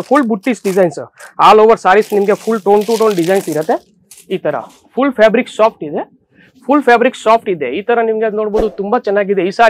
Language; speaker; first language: Kannada; non-native, fluent; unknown